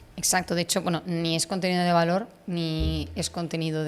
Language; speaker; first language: Spanish; native; Spanish